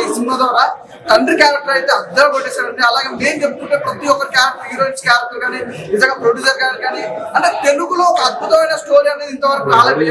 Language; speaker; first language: Telugu; native; Telugu